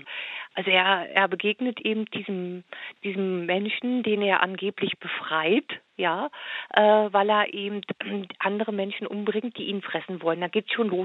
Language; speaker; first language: German; native; German